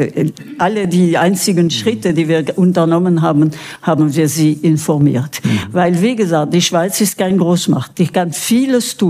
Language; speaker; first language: German; non-native, local second language; French